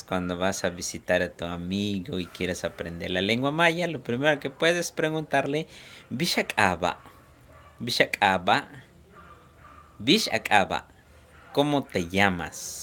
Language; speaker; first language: Spanish; non-native, local second language; Yucateco